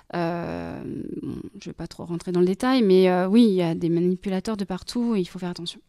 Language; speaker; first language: French; native; French